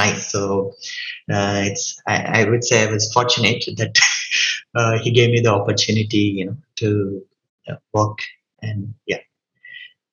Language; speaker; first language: English; non-native, local second language; Telugu